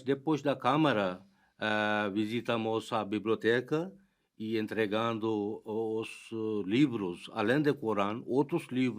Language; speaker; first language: Portuguese; non-native, fluent; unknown